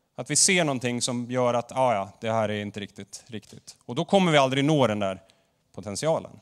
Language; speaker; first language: Swedish; native; Swedish